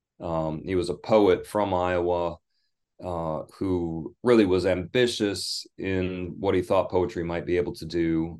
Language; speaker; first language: English; native; English